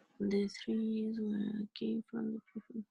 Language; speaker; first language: English; non-native, learner; Spanish